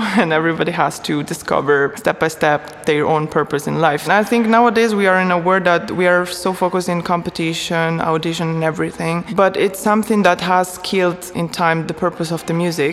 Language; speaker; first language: English; non-native, fluent; Italian